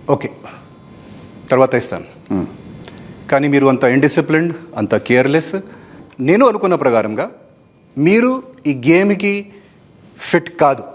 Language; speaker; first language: Telugu; non-native, fluent; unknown